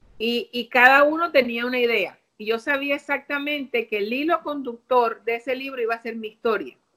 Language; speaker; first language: Spanish; native; Spanish